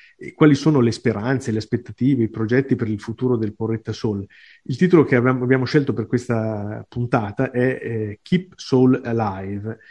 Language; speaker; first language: Italian; native; Italian